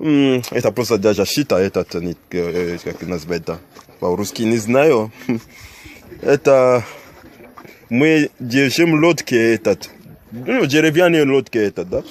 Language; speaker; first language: Russian; non-native, learner; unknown